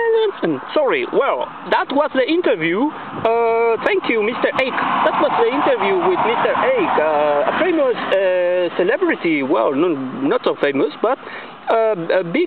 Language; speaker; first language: English; non-native, learner; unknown